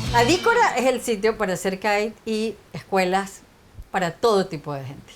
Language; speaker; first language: Spanish; native; Spanish